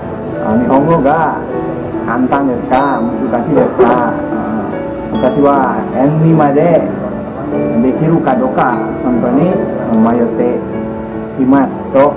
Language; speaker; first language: Japanese; non-native, learner; Indonesian